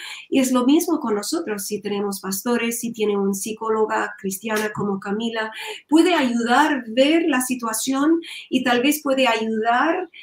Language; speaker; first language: Spanish; non-native, learner; English